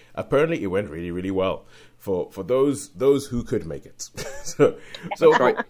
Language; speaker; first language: English; non-native, local second language; Yoruba